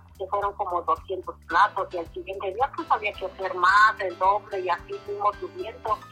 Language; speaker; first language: Spanish; non-native, local second language; Mixtepec Mixtec